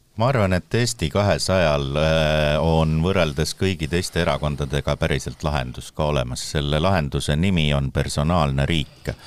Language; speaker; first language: Estonian; native; Estonian